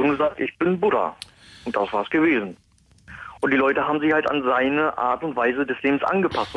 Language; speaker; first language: German; native; German